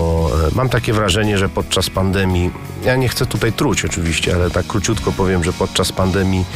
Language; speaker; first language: Polish; native; Polish